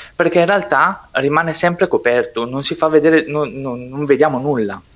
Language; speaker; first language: Italian; non-native, local second language; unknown